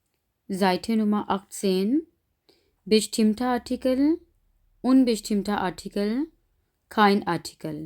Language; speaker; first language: German; non-native, fluent; Urdu